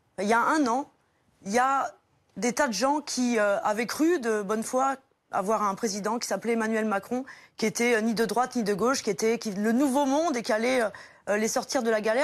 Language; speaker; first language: French; native; French